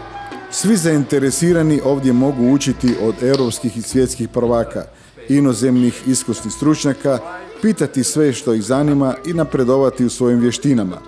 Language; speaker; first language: Croatian; native; Croatian